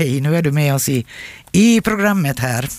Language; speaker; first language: Swedish; native; Swedish